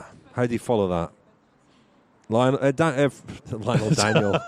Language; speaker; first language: English; native; English